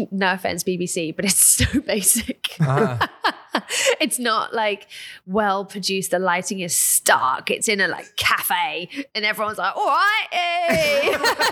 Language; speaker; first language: English; native; English